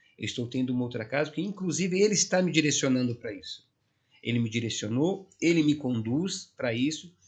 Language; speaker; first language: Portuguese; native; Portuguese